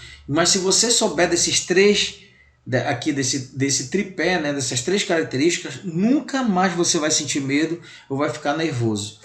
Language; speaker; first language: Portuguese; native; Portuguese